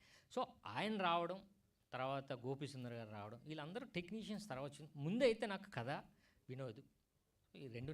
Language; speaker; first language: Telugu; native; Telugu